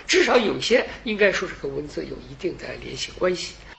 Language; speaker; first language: Chinese; native; Chinese